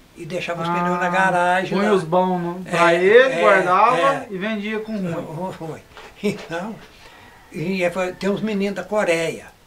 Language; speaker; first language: Portuguese; native; Portuguese